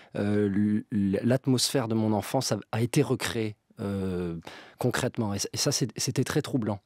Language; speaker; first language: French; native; French